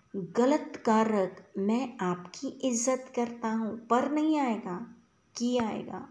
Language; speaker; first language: Hindi; non-native, local second language; Kannada